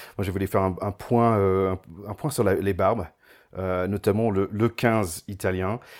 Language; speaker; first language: French; non-native, fluent; English